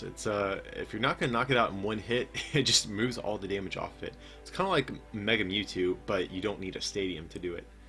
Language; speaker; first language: English; native; English